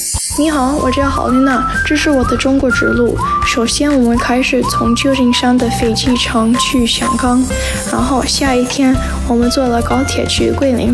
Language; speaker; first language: Chinese; non-native, learner; English